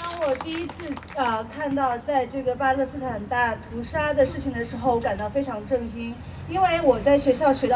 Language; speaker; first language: Chinese; early bilingual, other home language; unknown